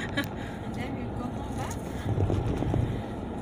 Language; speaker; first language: English; non-native, fluent; Arabic